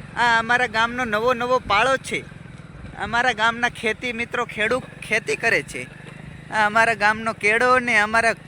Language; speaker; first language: Gujarati; native; Gujarati